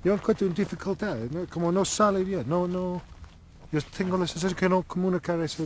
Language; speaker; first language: Spanish; non-native, learner; English